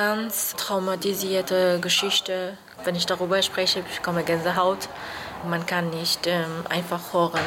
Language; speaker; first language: German; non-native, fluent; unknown